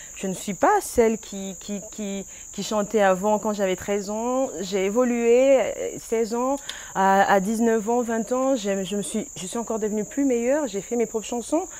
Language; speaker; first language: French; non-native, local second language; Lingala